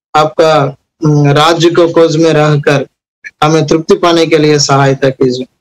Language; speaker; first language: Hindi; non-native, local second language; Telugu